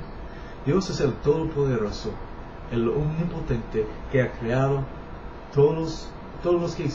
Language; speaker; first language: Spanish; non-native, learner; English